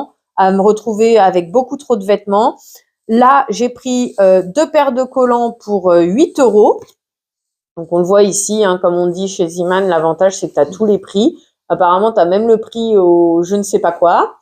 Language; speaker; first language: French; native; French